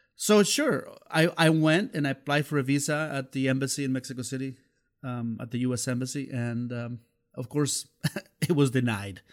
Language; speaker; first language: English; non-native, fluent; Spanish